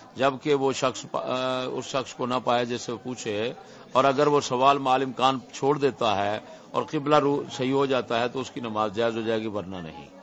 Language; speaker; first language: Urdu; non-native, local second language; Punjabi